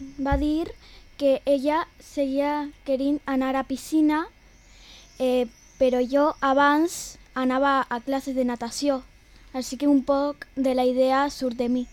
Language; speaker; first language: Catalan; non-native, local second language; Spanish